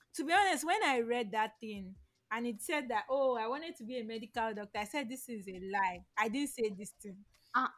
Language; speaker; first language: English; non-native, local second language; Yoruba